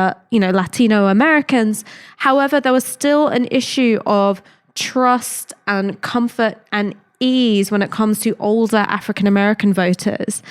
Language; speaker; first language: English; native; English